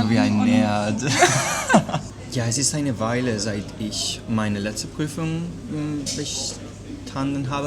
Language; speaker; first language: German; non-native, fluent; Catalan